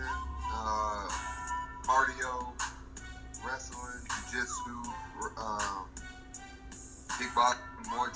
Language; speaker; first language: English; native; English